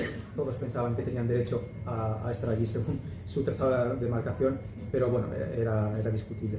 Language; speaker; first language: Spanish; native; Spanish